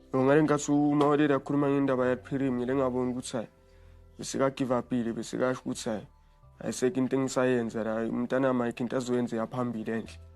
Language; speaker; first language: Zulu; native; Zulu